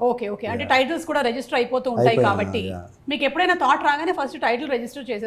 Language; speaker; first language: Telugu; native; Telugu